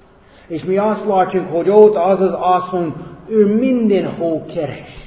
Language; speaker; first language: Hungarian; non-native, fluent; English